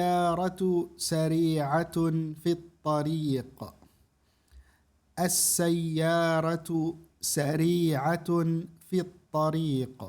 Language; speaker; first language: Arabic; non-native, fluent; Indonesian